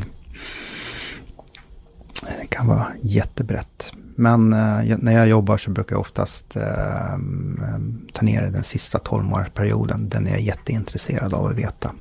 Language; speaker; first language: Swedish; native; Swedish